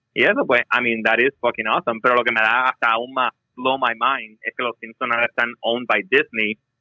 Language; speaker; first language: Spanish; native; Spanish